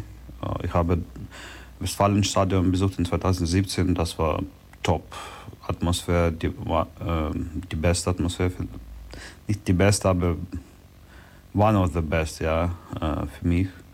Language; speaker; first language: German; non-native, learner; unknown